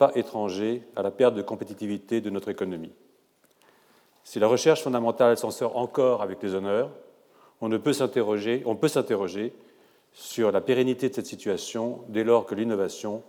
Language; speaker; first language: French; native; French